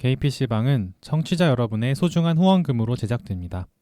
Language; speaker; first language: Korean; native; Korean